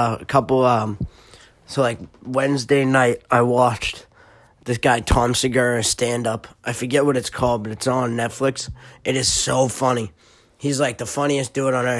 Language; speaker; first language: English; native; English